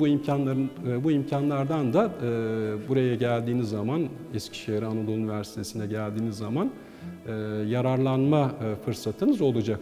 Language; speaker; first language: Turkish; native; Turkish